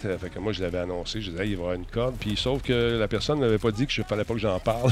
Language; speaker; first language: French; native; French